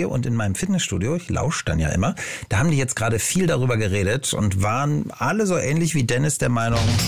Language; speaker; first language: German; native; German